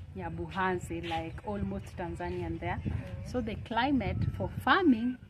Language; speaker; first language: English; non-native, local second language; Kalenjin